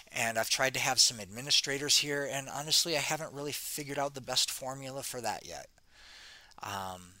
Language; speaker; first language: English; native; English